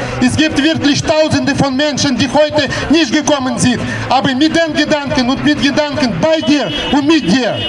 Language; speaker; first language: German; non-native, fluent; Russian